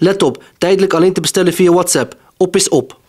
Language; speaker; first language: Dutch; native; Dutch